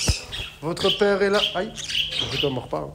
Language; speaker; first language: French; native; French